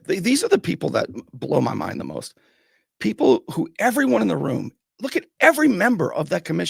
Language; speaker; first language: English; native; English